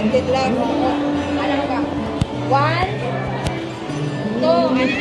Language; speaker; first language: Filipino; non-native, local second language; Cebuano